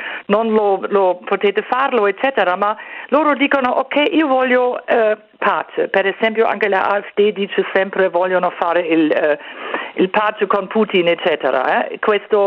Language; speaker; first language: Italian; non-native, fluent; German